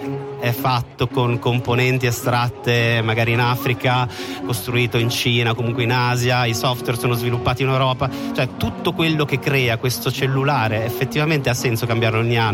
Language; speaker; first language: Italian; native; Italian